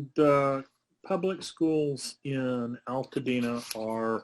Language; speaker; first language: English; native; English